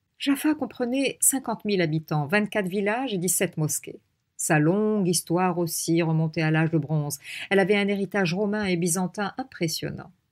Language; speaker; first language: French; non-native, local second language; Arabic